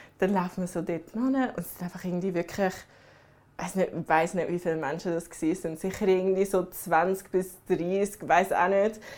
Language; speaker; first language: German; early bilingual, other home language; English